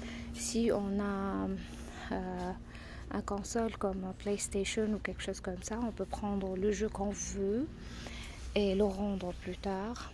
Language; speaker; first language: French; non-native, fluent; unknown